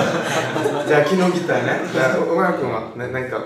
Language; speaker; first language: Japanese; native; Japanese